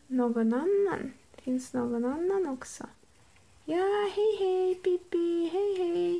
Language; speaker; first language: Swedish; non-native, learner; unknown